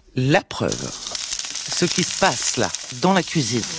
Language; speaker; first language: French; native; French